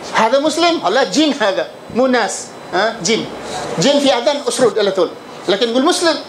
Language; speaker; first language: Arabic; non-native, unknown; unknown